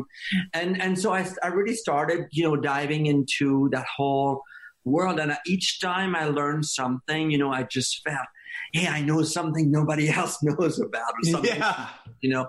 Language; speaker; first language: English; non-native, fluent; French